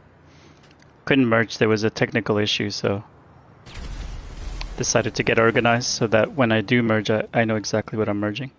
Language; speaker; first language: English; native; English